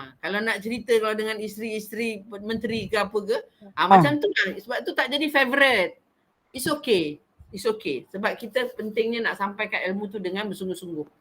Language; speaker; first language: Malay; native; Malay